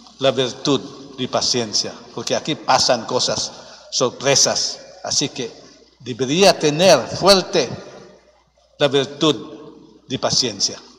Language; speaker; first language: Spanish; non-native, fluent; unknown